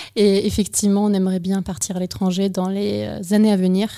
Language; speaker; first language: French; non-native, fluent; Ukrainian